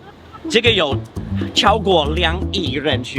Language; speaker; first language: Chinese; non-native, fluent; English